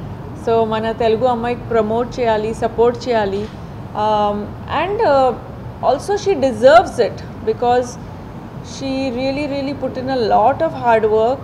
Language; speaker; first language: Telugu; non-native, fluent; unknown